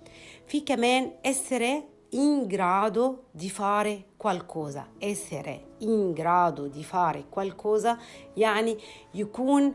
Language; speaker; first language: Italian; non-native, fluent; Arabic